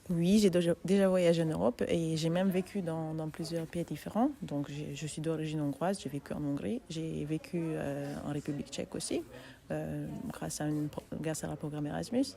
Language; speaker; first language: French; non-native, fluent; Hungarian